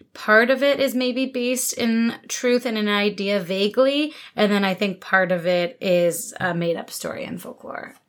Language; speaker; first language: English; native; English